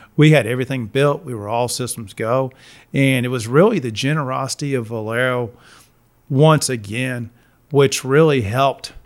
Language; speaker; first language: English; native; English